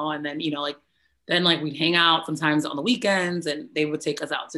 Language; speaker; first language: English; native; English